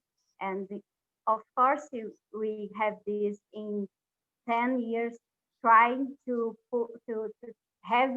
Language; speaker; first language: English; non-native, learner; Portuguese